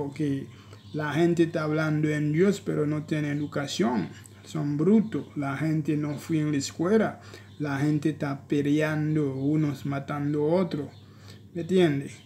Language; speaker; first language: Spanish; non-native, learner; Haitian Creole